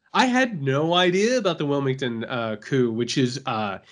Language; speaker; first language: English; native; English